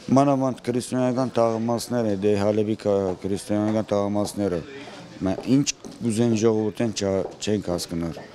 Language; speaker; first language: Armenian; native; Armenian